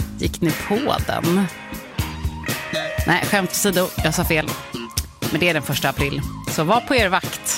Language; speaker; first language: Swedish; native; Swedish